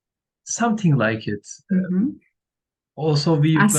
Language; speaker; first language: English; non-native, learner; Turkish